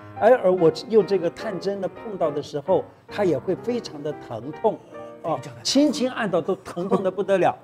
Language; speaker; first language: Chinese; native; Chinese